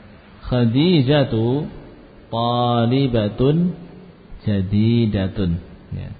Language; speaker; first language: Arabic; non-native, fluent; Indonesian